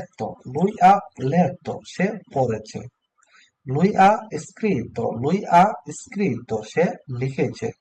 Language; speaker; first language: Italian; non-native, learner; Bangla